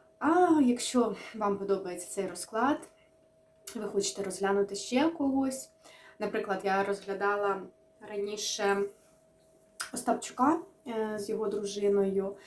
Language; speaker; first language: Ukrainian; non-native, local second language; Russian